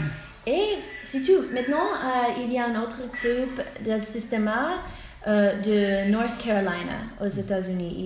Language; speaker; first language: French; non-native, fluent; English